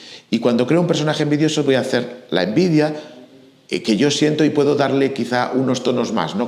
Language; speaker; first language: Spanish; native; Spanish